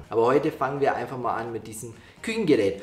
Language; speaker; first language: German; native; German